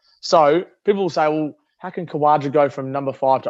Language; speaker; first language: English; native; English